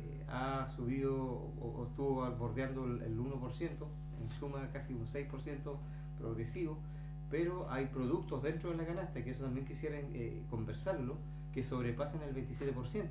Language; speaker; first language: Spanish; native; Spanish